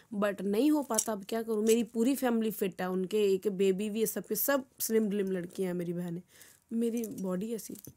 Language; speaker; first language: Hindi; non-native, local second language; Punjabi